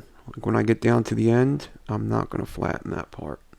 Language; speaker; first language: English; native; English